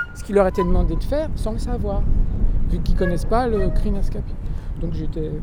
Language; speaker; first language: French; native; French